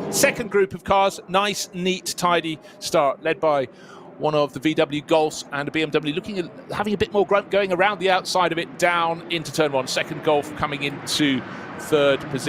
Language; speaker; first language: English; native; English